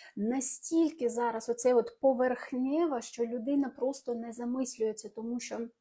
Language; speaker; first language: Ukrainian; non-native, local second language; Russian